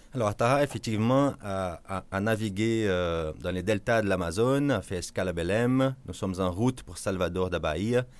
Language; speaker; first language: French; non-native, fluent; Portuguese